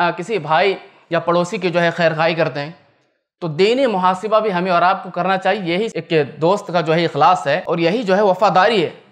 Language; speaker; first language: Hindi; native; Hindi